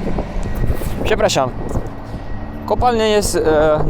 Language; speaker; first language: Polish; non-native, learner; Georgian